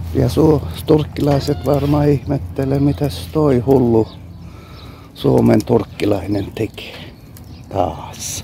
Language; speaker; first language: Finnish; non-native, fluent; Turkish